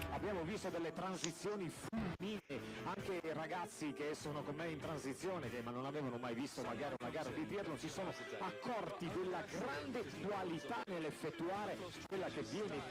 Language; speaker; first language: Italian; native; Italian